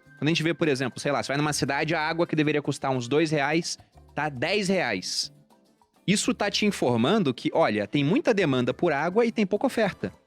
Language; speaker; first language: Portuguese; native; Portuguese